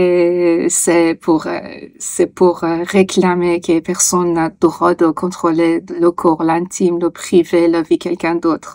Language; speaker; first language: French; non-native, fluent; Persian